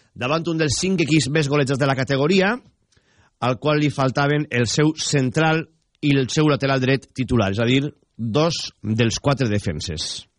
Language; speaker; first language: Catalan; native; Catalan